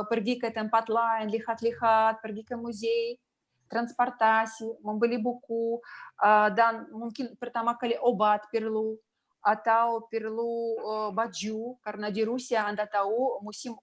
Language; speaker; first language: Indonesian; non-native, learner; Russian